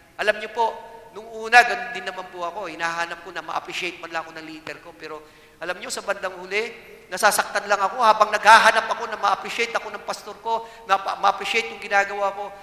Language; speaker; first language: Filipino; non-native, local second language; Cebuano